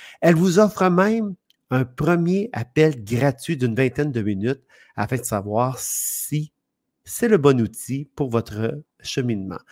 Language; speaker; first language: French; native; French